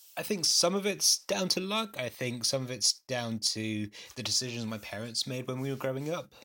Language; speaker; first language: English; native; English